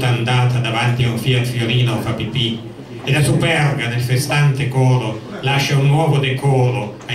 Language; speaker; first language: Italian; native; Italian